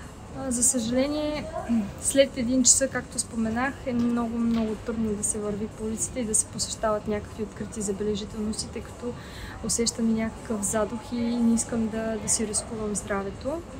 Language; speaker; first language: Bulgarian; native; Bulgarian